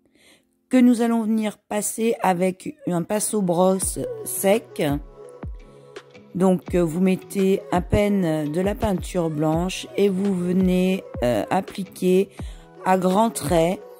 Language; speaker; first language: French; native; French